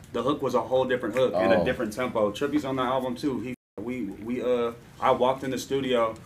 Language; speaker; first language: English; native; English